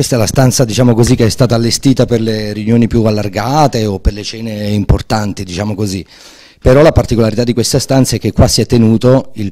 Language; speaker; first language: Italian; native; Italian